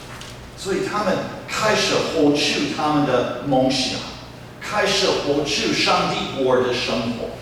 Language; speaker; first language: Chinese; non-native, fluent; English